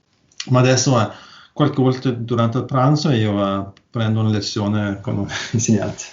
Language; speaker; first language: Italian; non-native, learner; Norwegian